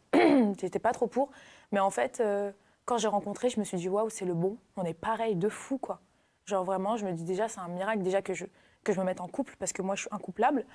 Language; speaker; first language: French; native; French